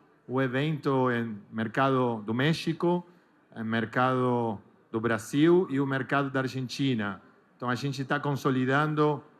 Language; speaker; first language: Portuguese; non-native, fluent; Spanish